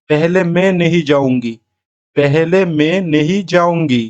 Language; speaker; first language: Hindi; non-native, learner; Bangla